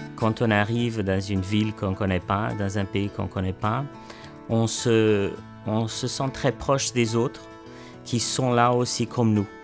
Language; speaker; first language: French; non-native, fluent; Portuguese